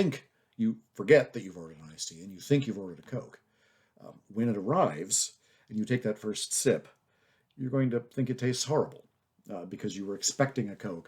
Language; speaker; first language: English; native; English